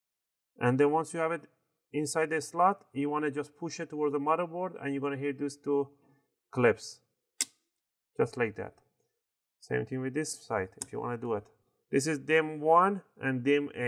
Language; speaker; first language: English; non-native, fluent; Spanish